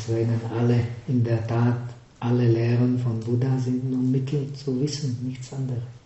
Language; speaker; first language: German; non-native, fluent; Czech